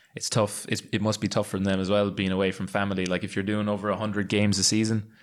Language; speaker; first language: English; native; English